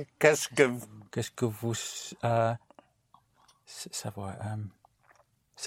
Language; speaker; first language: French; non-native, learner; English